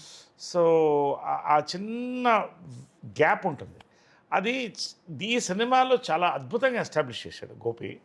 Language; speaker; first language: Telugu; native; Telugu